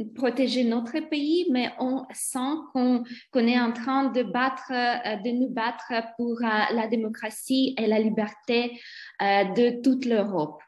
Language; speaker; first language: French; non-native, fluent; Ukrainian